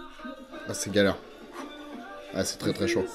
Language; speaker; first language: French; native; French